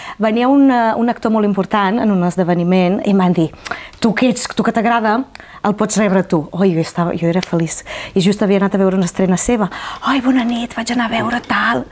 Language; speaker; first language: Catalan; non-native, fluent; Romanian